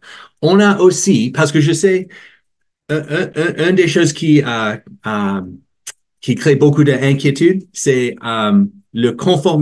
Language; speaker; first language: French; non-native, learner; English